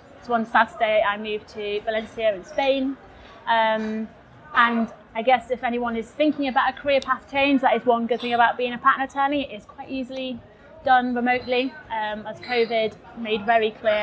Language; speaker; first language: English; native; English